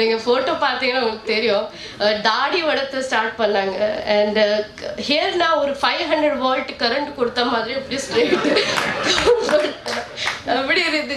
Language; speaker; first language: Tamil; non-native, learner; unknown